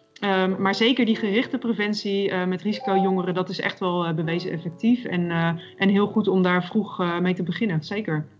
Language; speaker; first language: Dutch; native; Dutch